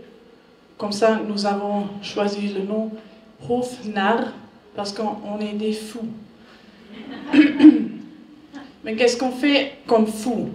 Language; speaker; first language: French; non-native, learner; German